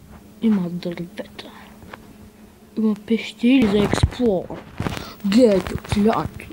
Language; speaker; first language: Bulgarian; native; Bulgarian